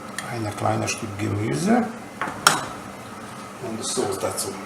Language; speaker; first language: German; non-native, learner; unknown